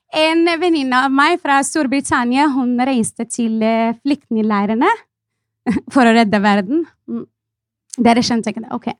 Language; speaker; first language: Norwegian; non-native, fluent; Arabic